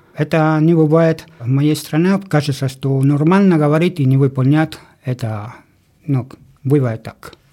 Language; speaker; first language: Russian; non-native, learner; Spanish